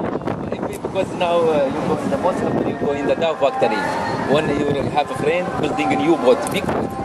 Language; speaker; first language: English; non-native, learner; Arabic